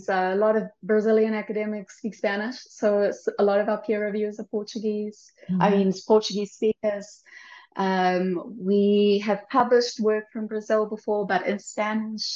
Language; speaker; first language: English; native; English